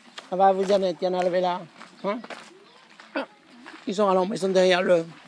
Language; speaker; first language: French; native; French